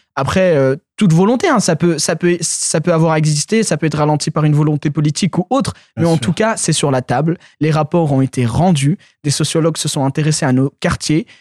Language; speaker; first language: French; early bilingual, other home language; Arabic